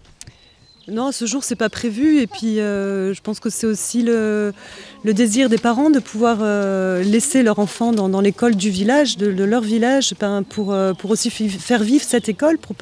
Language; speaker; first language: French; native; French